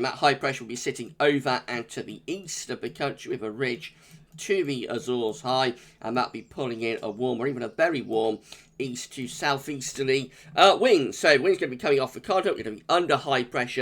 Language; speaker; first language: English; native; English